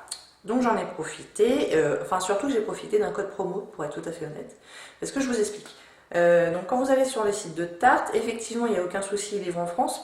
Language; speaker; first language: French; native; French